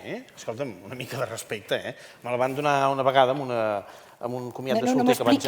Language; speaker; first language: Catalan; native; Catalan